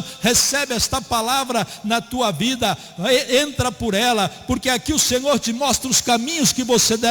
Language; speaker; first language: Portuguese; native; Portuguese